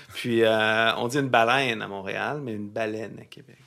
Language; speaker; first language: French; native; French